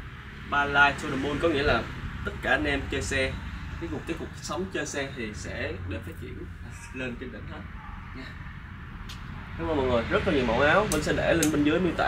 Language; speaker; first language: Vietnamese; native; Vietnamese